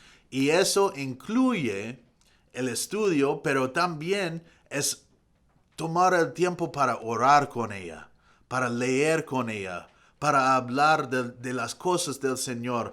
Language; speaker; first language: Spanish; non-native, fluent; English